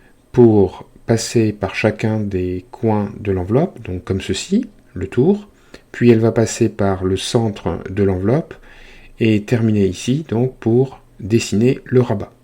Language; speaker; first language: French; native; French